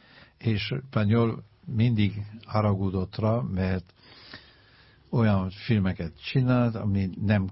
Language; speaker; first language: Hungarian; non-native, learner; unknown